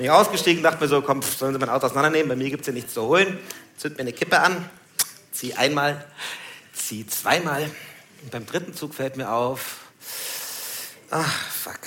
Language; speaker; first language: German; native; German